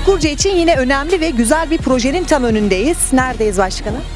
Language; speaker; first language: Turkish; native; Turkish